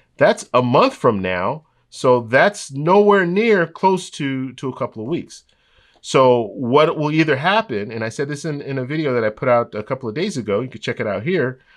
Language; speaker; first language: English; native; English